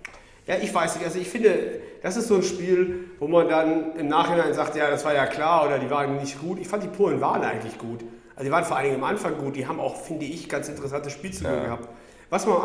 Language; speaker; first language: German; native; German